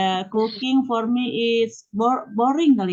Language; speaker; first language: English; non-native, learner; Indonesian